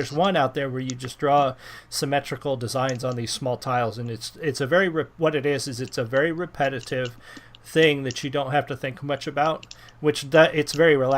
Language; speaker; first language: English; native; English